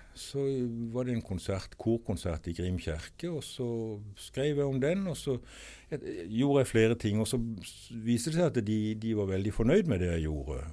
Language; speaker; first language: Norwegian; native; Norwegian